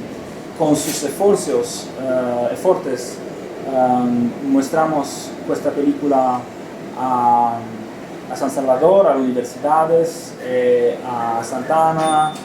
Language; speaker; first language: Spanish; non-native, learner; Romanian